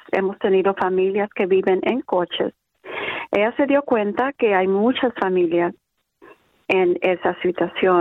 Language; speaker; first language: Spanish; early bilingual, other home language; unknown